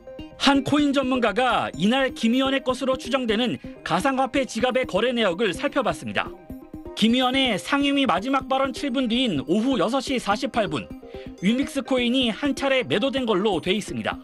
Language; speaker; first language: Korean; native; Korean